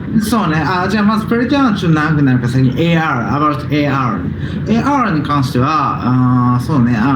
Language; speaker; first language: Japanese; native; Japanese